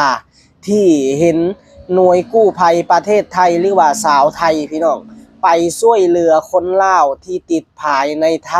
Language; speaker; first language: Thai; non-native, local second language; Lao